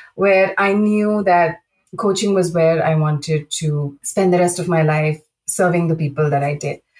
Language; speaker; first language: English; non-native, local second language; Telugu